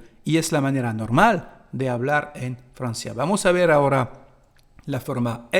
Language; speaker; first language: Spanish; non-native, fluent; French